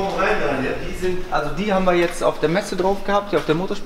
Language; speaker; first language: German; native; German